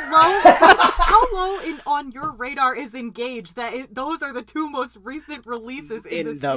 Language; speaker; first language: English; native; English